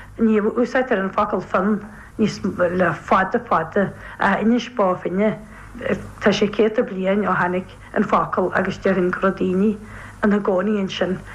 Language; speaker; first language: Irish; native; Irish